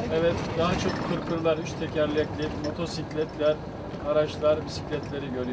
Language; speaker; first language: Turkish; native; Turkish